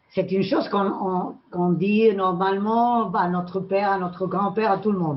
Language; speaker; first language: French; non-native, learner; Spanish